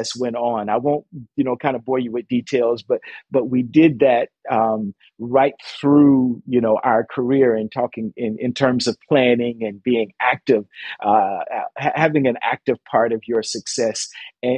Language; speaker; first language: English; native; English